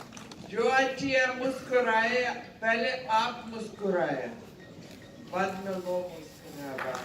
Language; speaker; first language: Hindi; non-native, learner; Ukrainian